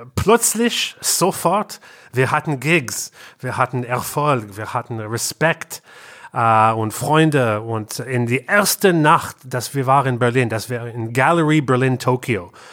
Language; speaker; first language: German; non-native, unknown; English